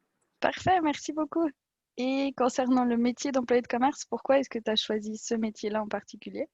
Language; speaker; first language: French; native; French